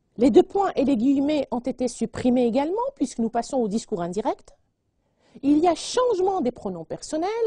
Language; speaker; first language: French; non-native, local second language; Arabic